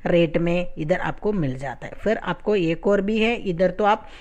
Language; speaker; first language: Hindi; non-native, fluent; Tamil